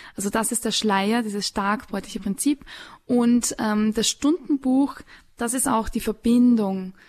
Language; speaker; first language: German; native; German